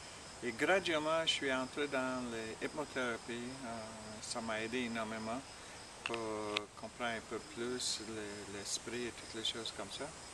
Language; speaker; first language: French; non-native, learner; English